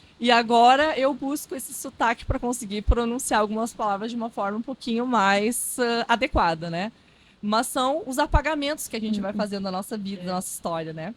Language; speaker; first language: Portuguese; non-native, local second language; Low German